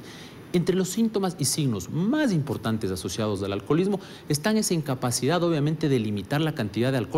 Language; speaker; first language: Spanish; native; Spanish